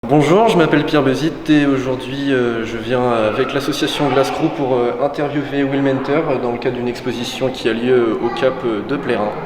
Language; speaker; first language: French; native; French